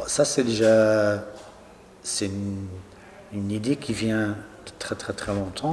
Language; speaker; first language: French; non-native, local second language; Dutch